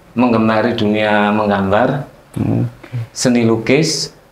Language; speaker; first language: Indonesian; native; Indonesian